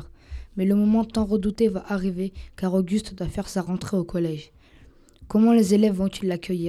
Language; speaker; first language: French; native; French